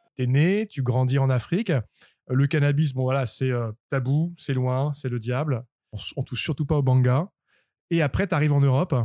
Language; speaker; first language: French; native; French